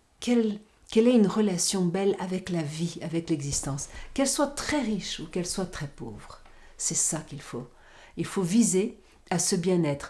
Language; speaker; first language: French; non-native, fluent; Portuguese